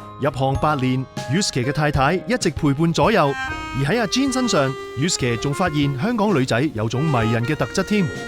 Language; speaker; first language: Cantonese; native; Cantonese